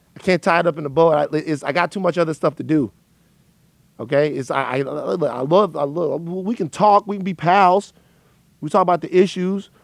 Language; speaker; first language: English; native; English